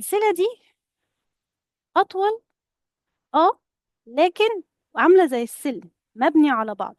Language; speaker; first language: Arabic; native; Arabic